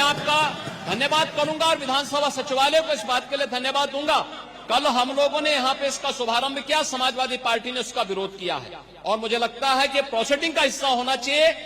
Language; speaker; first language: Hindi; native; Hindi